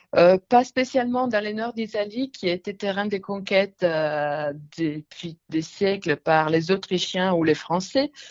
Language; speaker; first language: French; non-native, fluent; Italian